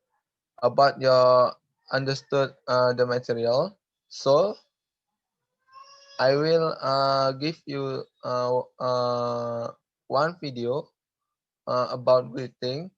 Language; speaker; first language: English; non-native, learner; Indonesian